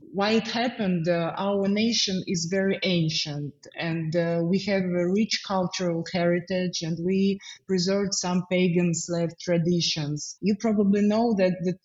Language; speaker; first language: English; non-native, fluent; Ukrainian